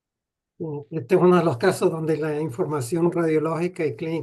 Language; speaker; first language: Spanish; non-native, fluent; English